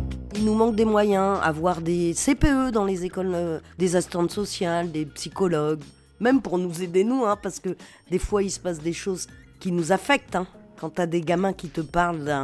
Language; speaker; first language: French; native; French